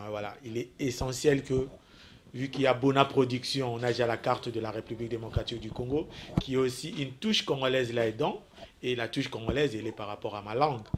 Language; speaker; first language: French; non-native, local second language; Lingala